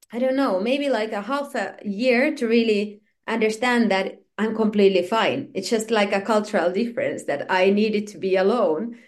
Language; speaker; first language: English; non-native, fluent; Finnish